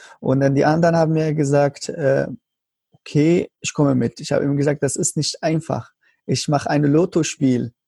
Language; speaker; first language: German; non-native, learner; Arabic